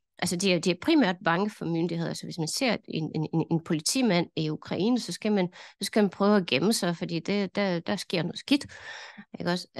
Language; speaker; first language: Danish; non-native, fluent; Ukrainian